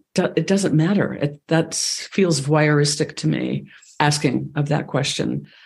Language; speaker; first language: English; native; English